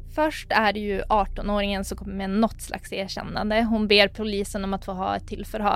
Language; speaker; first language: Swedish; native; Swedish